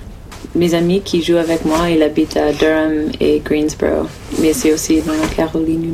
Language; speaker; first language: French; non-native, learner; English